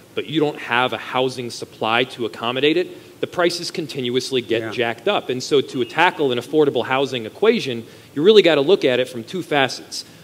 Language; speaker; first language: English; native; English